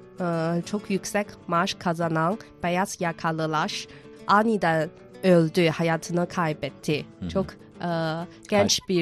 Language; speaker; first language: Turkish; non-native, fluent; Chinese